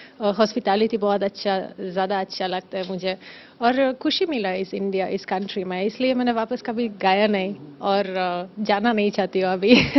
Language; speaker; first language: Hindi; non-native, learner; German